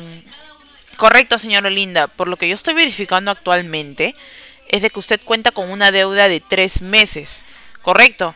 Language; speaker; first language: Spanish; native; Spanish